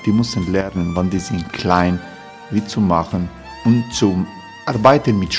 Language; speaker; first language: German; non-native, learner; Croatian